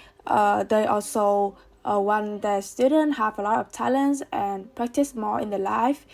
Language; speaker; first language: English; non-native, learner; Vietnamese